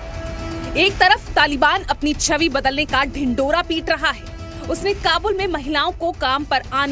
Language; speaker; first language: Hindi; native; Hindi